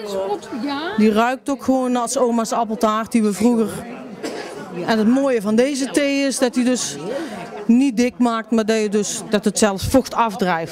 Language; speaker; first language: Dutch; native; Dutch